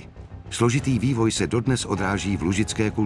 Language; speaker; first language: Czech; native; Czech